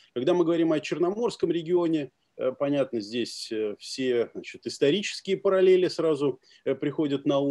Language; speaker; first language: Russian; native; Russian